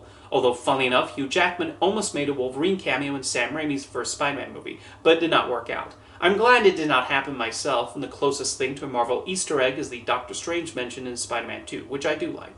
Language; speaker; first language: English; native; English